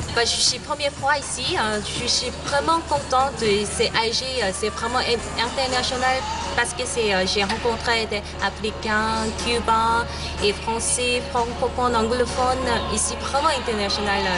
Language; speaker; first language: French; non-native, learner; Korean